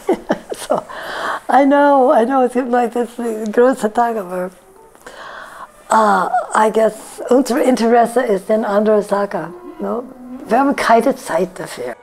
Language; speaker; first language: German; non-native, fluent; English